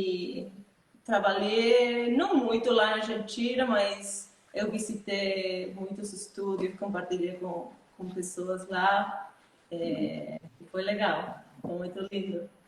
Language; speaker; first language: Portuguese; non-native, fluent; Spanish